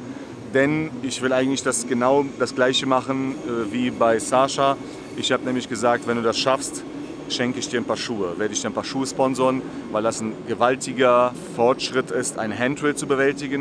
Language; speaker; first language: German; native; German